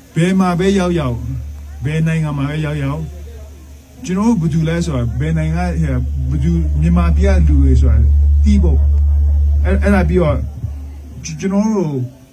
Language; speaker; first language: Burmese; non-native, local second language; Kachin